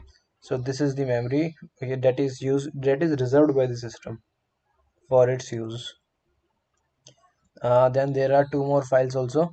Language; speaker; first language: English; non-native, local second language; Hindi